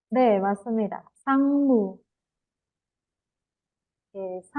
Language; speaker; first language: Korean; non-native, fluent; Indonesian